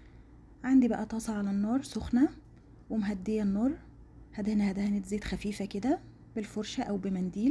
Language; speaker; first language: Arabic; native; Arabic